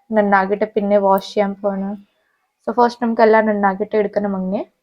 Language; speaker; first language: Malayalam; non-native, fluent; Hindi